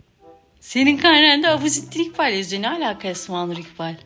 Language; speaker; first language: Turkish; native; Turkish